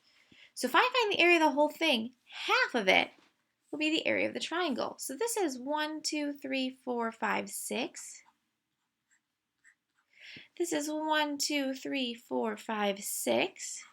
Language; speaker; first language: English; native; English